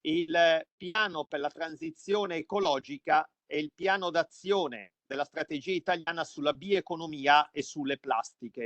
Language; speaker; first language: Italian; native; Italian